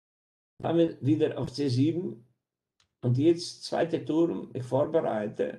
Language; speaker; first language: German; non-native, fluent; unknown